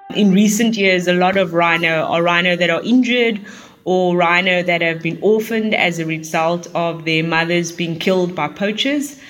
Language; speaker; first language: English; native; English